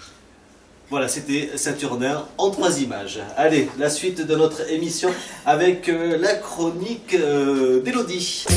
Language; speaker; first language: French; native; French